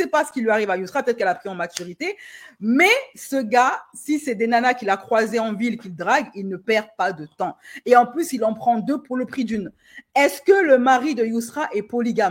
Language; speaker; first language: French; native; French